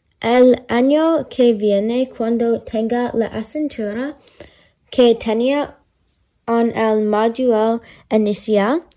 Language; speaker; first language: Spanish; non-native, learner; English